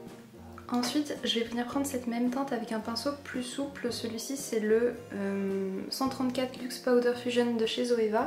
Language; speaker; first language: French; native; French